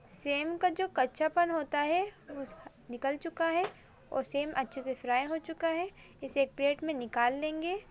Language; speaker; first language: Hindi; native; Hindi